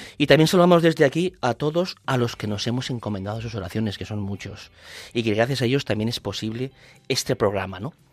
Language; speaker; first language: Spanish; native; Spanish